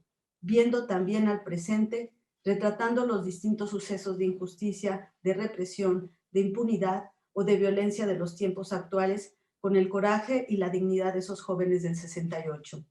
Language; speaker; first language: Spanish; native; Spanish